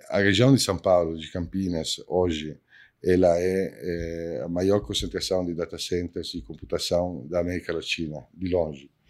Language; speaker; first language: Portuguese; non-native, fluent; Italian